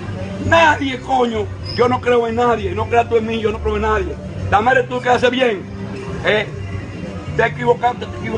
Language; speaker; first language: Spanish; native; Spanish